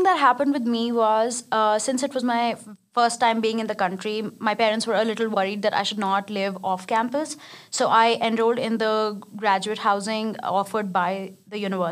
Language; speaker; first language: English; non-native, local second language; Hindi